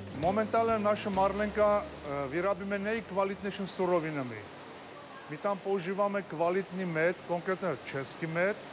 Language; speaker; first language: Czech; non-native, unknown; Armenian